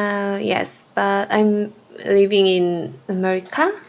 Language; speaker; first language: English; non-native, learner; Korean